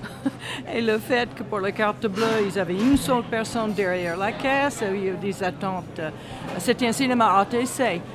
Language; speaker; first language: French; non-native, fluent; English